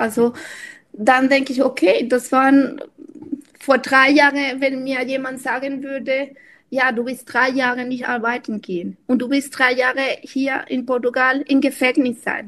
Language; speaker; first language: German; non-native, fluent; Spanish